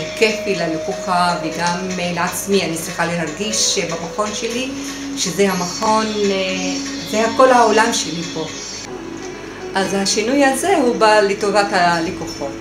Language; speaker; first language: Hebrew; non-native, local second language; Arabic